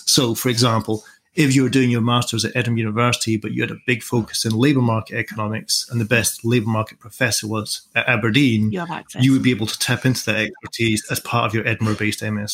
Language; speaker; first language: English; native; English